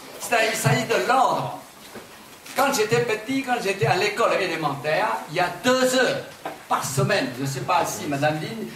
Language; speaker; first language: French; non-native, fluent; Chinese